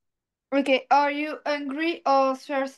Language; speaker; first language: English; non-native, learner; French